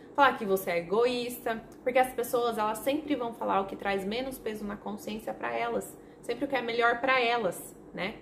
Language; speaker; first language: Portuguese; non-native, fluent; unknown